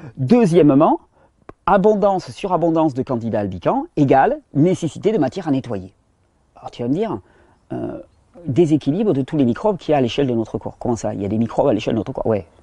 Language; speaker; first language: French; native; French